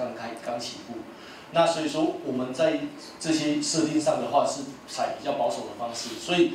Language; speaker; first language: Chinese; native; Chinese